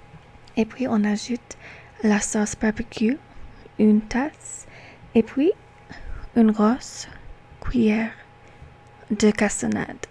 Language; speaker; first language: French; non-native, learner; English